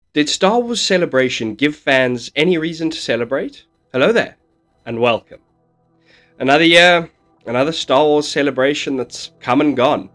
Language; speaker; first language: English; native; English